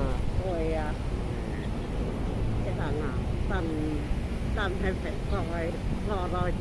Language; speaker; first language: Chinese; native; Chinese